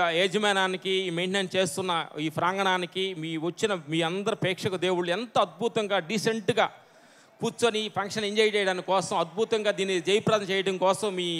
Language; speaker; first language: Telugu; native; Telugu